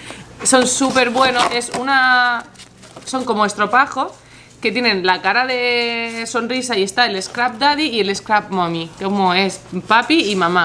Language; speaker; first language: Spanish; native; Spanish